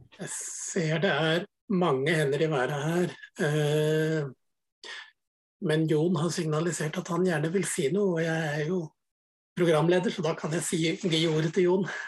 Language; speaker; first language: Norwegian; native; Norwegian